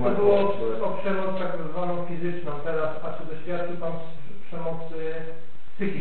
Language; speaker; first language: Polish; native; Polish